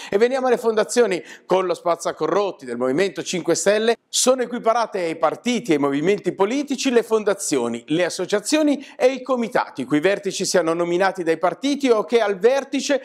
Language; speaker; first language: Italian; native; Italian